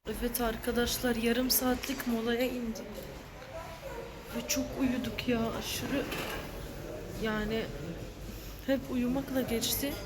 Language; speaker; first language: Turkish; early bilingual, other home language; Arabic